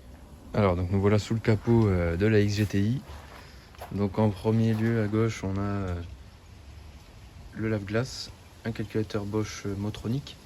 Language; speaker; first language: French; native; French